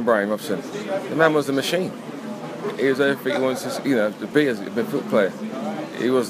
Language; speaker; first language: English; native; English